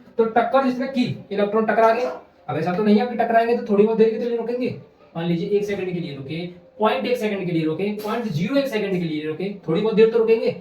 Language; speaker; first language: Hindi; native; Hindi